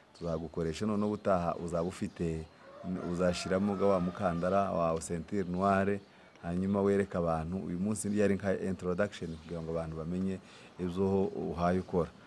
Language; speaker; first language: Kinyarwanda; native; Kinyarwanda